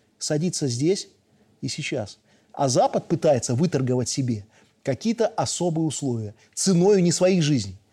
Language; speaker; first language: Russian; native; Russian